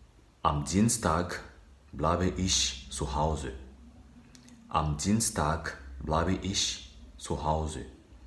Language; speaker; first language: German; non-native, learner; French